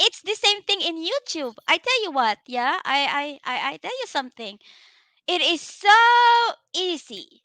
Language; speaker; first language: English; non-native, local second language; Filipino